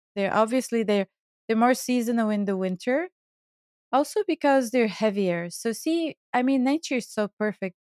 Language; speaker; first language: English; non-native, fluent; Bulgarian